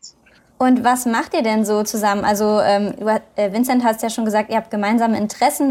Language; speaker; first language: German; native; German